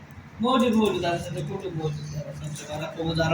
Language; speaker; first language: Arabic; non-native, learner; Bangla